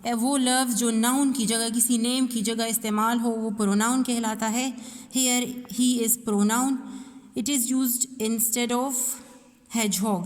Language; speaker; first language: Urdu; non-native, local second language; Pashto